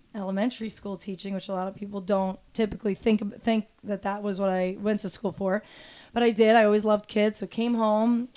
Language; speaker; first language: English; native; English